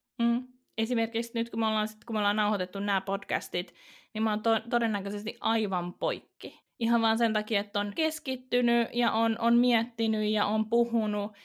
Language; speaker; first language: Finnish; native; Finnish